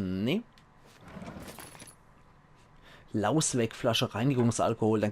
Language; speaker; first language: German; native; German